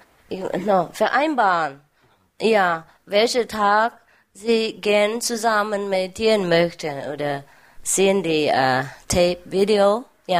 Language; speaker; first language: German; non-native, learner; Vietnamese